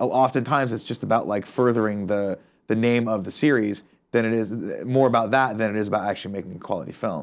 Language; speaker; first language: English; native; English